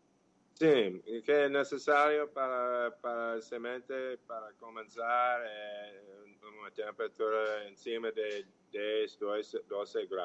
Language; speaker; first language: Portuguese; non-native, fluent; English